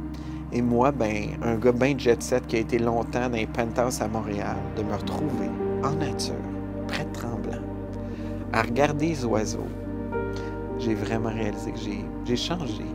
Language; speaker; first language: French; native; French